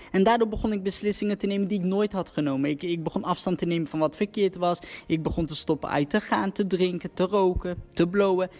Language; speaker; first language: Dutch; early bilingual, other home language; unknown